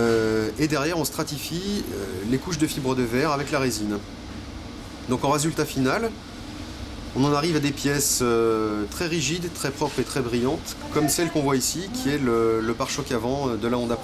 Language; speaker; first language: French; native; French